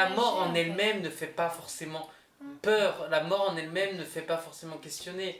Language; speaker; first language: French; native; French